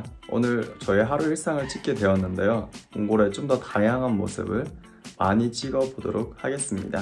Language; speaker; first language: Korean; non-native, fluent; Mongolian